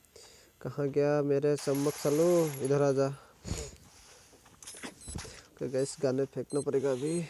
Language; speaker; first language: Hindi; non-native, local second language; Assamese